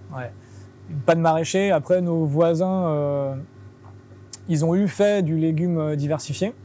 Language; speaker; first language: French; native; French